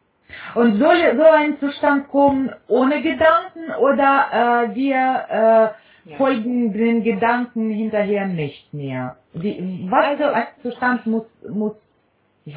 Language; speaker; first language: German; non-native, fluent; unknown